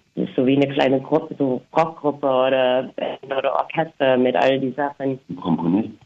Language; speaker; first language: German; non-native, fluent; English